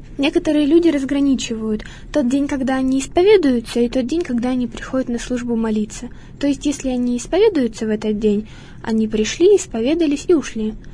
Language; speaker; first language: Russian; native; Russian